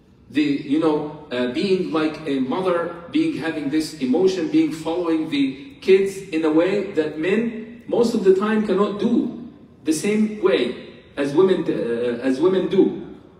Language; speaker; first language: English; non-native, fluent; Arabic